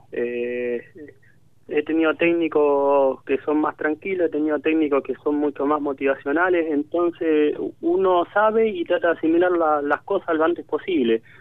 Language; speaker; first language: Spanish; native; Spanish